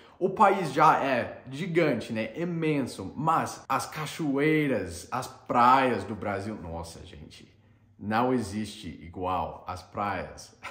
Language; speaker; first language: Portuguese; non-native, fluent; English